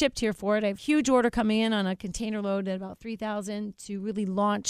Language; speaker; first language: English; native; English